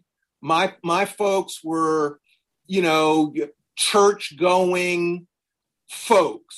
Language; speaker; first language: English; native; English